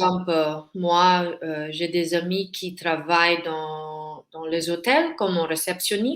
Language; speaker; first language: French; non-native, learner; Filipino